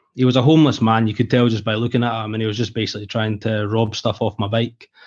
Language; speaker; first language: English; native; English